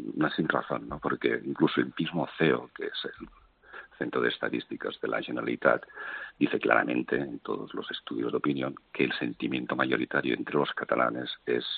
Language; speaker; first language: Spanish; non-native, local second language; Catalan